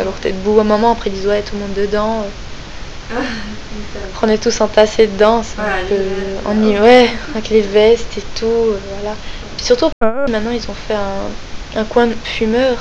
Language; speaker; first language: French; native; French